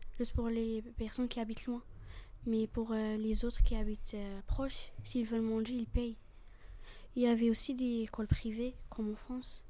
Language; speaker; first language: French; early bilingual, other home language; Arabic